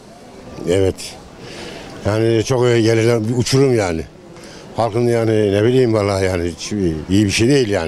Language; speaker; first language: Turkish; native; Turkish